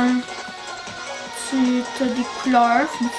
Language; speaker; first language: French; native; French